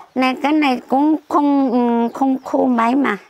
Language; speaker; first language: Vietnamese; native; Vietnamese